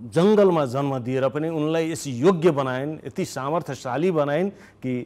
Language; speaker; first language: Nepali; non-native, local second language; Maithili